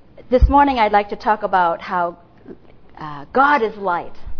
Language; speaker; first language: English; native; English